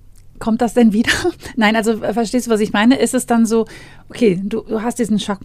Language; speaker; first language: German; native; German